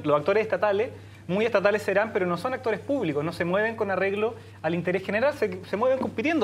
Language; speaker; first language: Spanish; native; Spanish